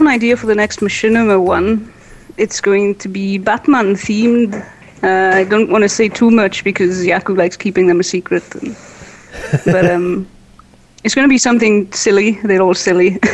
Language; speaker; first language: English; native; English